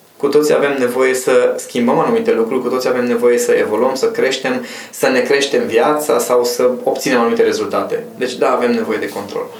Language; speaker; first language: Romanian; non-native, local second language; Hungarian